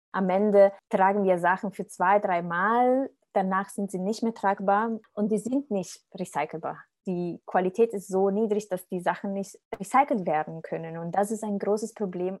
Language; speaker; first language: German; non-native, fluent; Italian